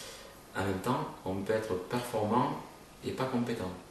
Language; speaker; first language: French; native; French